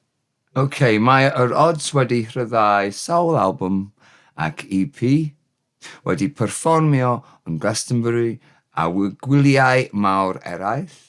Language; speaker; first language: Welsh; non-native, learner; English